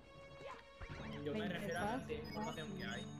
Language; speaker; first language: Spanish; native; Spanish